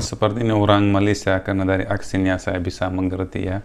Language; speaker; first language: Indonesian; non-native, fluent; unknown